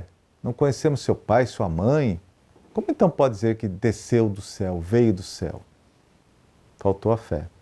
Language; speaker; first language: Portuguese; native; Portuguese